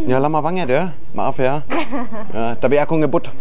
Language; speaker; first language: Indonesian; non-native, fluent; German